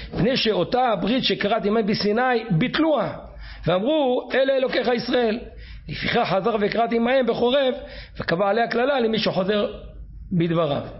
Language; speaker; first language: Hebrew; native; Hebrew